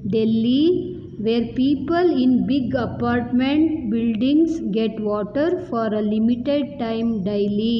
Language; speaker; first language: English; non-native, local second language; Kannada